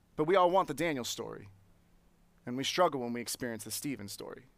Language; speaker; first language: English; native; English